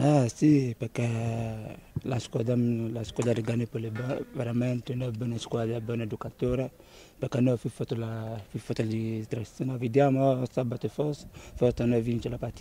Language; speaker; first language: Italian; non-native, learner; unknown